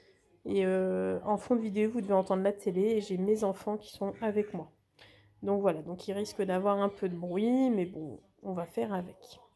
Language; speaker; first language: French; native; French